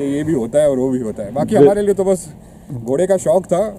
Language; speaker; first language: Hindi; non-native, local second language; Marathi